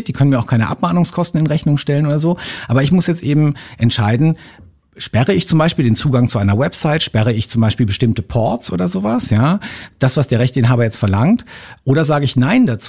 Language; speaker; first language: German; native; German